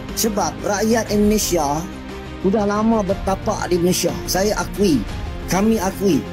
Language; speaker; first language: Malay; native; Malay